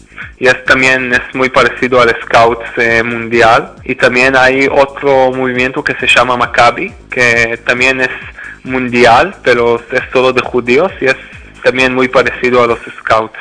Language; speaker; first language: Spanish; non-native, fluent; Hebrew